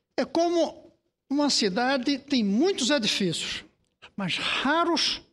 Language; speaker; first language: Portuguese; native; Portuguese